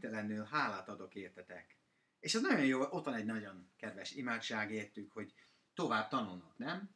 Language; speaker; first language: Hungarian; non-native, learner; English